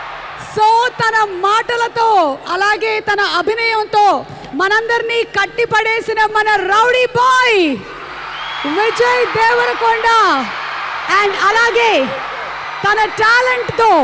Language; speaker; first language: Telugu; native; Telugu